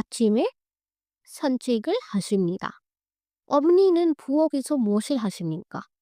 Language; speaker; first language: Korean; non-native, fluent; Hindi